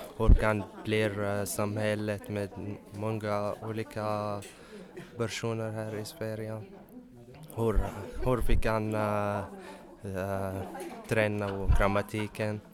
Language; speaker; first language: Swedish; non-native, learner; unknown